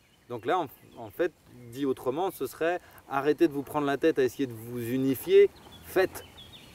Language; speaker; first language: French; native; French